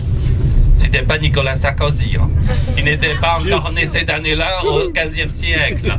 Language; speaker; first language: French; non-native, fluent; Chinese